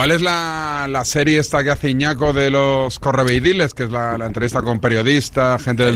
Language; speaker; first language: Spanish; native; Spanish